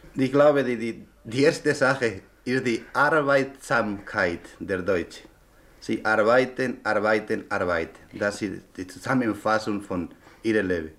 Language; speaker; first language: German; non-native, learner; Spanish